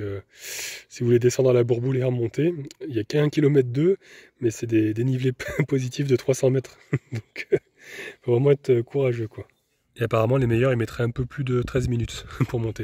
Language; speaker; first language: French; native; French